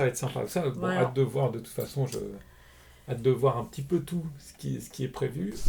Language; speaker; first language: French; native; French